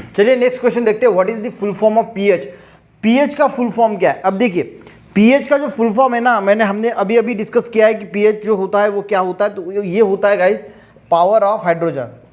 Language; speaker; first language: Hindi; non-native, local second language; Marathi